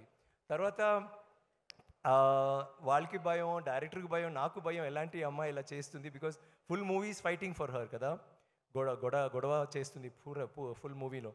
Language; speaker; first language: Telugu; non-native, learner; Tamil